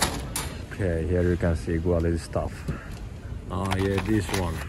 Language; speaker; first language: English; non-native, learner; Finnish